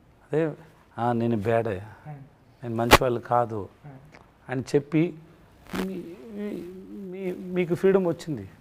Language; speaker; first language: Telugu; non-native, learner; Tamil